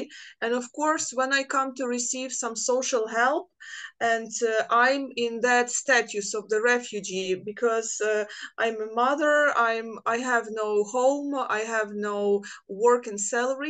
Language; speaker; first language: English; non-native, fluent; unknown